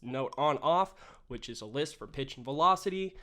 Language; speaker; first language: English; native; English